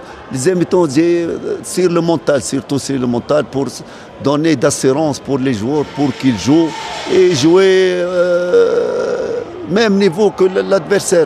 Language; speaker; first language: French; non-native, fluent; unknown